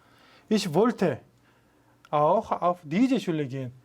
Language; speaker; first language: German; non-native, fluent; Korean